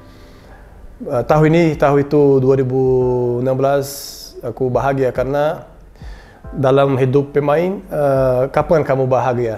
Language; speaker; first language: Indonesian; non-native, learner; Portuguese